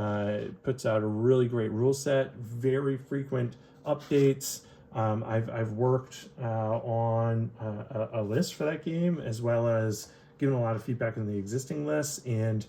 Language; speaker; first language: English; native; English